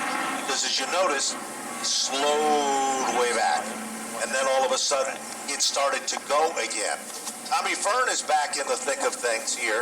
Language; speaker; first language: English; native; English